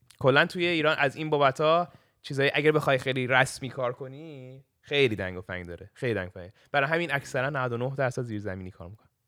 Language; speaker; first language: Persian; early bilingual, heritage; Persian